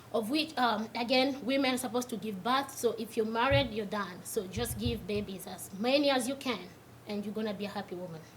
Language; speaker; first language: English; non-native, local second language; Swahili